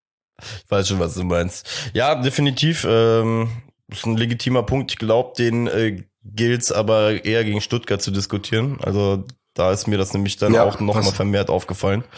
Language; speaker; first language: German; native; German